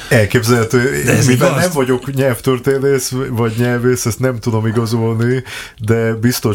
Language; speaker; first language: Hungarian; native; Hungarian